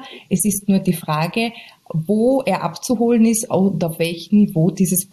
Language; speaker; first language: German; native; German